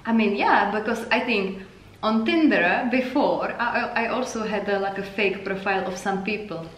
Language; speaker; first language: English; non-native, fluent; Czech